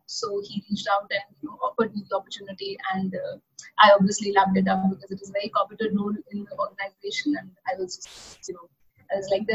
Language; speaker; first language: English; non-native, local second language; Hindi